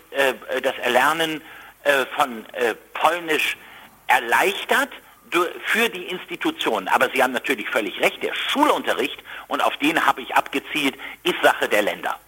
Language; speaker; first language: German; native; German